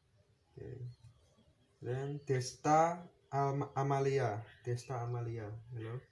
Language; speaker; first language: English; non-native, learner; Indonesian